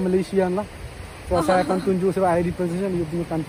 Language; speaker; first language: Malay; non-native, learner; Bangla